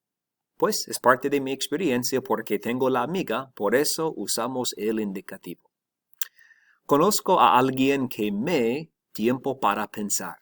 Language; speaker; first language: Spanish; non-native, fluent; English